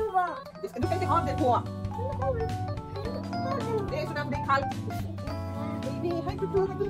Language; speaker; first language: Swedish; non-native, learner; Filipino